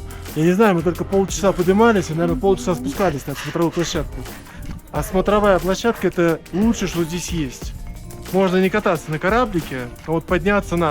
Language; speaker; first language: Russian; native; Russian